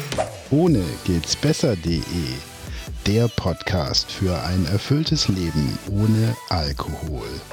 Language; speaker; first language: German; native; German